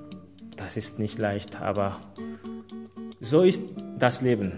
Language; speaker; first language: German; non-native, fluent; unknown